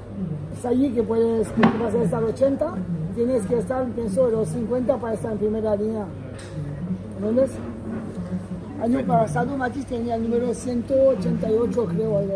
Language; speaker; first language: Spanish; non-native, fluent; French